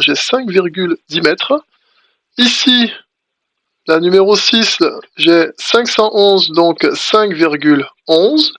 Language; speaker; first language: French; native; French